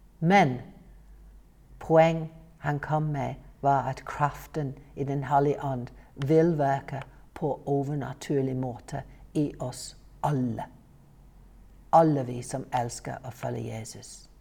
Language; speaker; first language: Norwegian; non-native, fluent; English